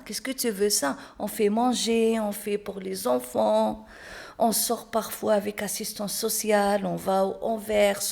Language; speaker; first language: French; non-native, learner; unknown